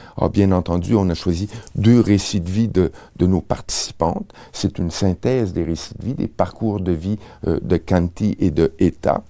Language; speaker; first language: French; native; French